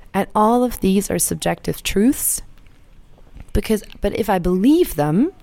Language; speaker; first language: English; non-native, fluent; German